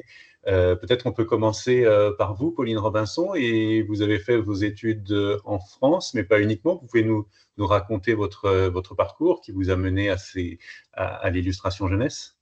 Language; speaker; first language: French; native; French